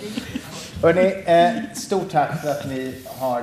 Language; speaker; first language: Swedish; native; Swedish